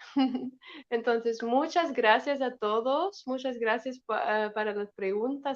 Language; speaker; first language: Spanish; non-native, learner; German